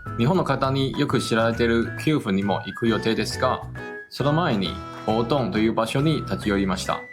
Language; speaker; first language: Japanese; non-native, fluent; Chinese